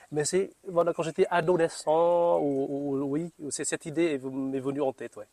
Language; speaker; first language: French; non-native, fluent; Vietnamese